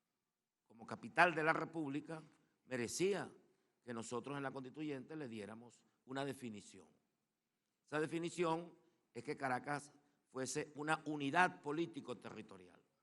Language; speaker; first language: Spanish; native; Spanish